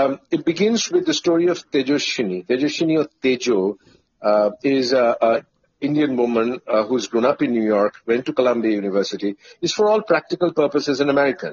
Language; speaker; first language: English; non-native, local second language; Bangla